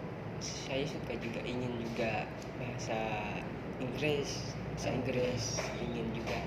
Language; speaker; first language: Indonesian; non-native, learner; Malay